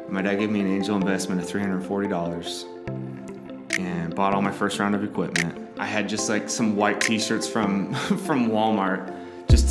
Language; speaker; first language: English; native; English